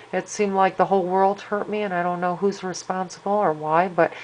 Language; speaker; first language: English; native; English